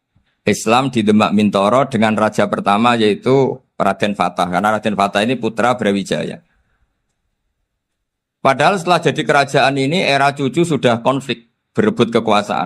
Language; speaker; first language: Indonesian; non-native, local second language; Javanese